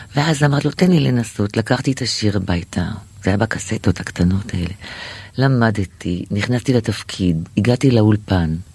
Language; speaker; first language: Hebrew; native; Hebrew